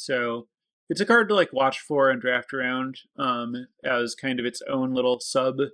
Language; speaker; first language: English; native; English